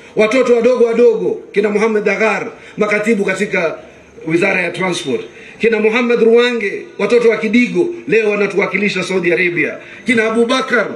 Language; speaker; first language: Swahili; native; Swahili